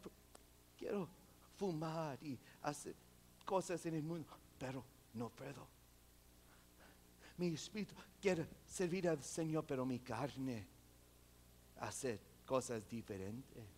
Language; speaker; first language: Spanish; non-native, local second language; English